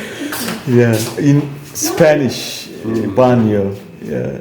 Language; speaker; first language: English; non-native, learner; Turkish